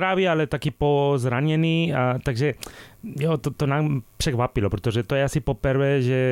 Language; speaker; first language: Czech; non-native, fluent; Spanish